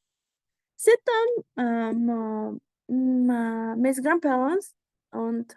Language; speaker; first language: French; non-native, learner; Spanish